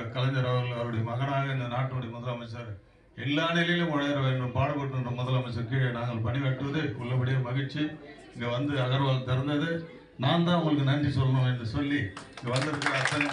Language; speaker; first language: Tamil; native; Tamil